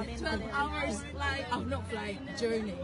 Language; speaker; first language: English; non-native, local second language; Filipino